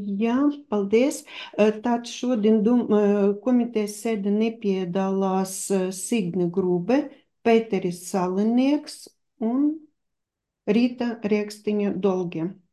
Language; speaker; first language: Latvian; non-native, local second language; Russian